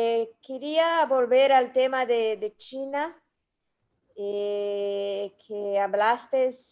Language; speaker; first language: Spanish; non-native, fluent; Portuguese